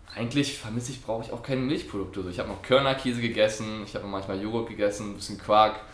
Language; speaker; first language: German; non-native, fluent; French